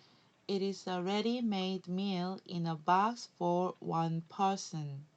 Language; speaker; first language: English; non-native, learner; Korean